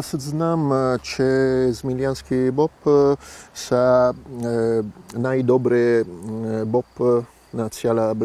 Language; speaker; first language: Bulgarian; non-native, learner; Italian